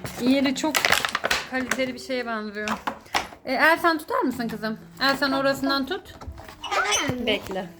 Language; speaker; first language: Turkish; native; Turkish